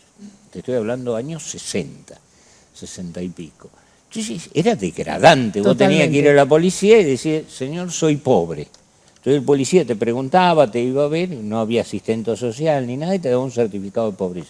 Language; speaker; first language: Spanish; native; Spanish